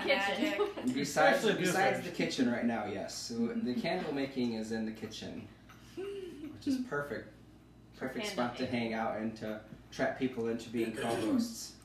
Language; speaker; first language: English; native; English